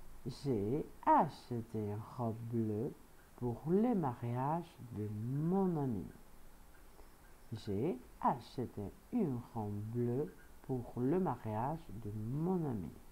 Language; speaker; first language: French; non-native, fluent; Spanish